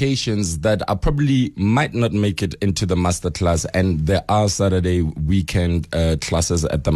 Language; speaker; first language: English; non-native, local second language; Northern Sotho